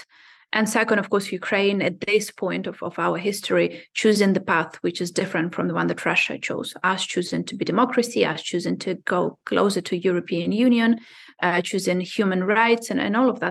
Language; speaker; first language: English; non-native, fluent; Ukrainian